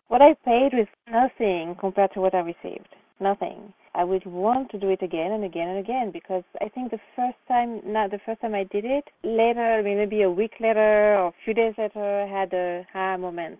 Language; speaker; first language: English; non-native, fluent; French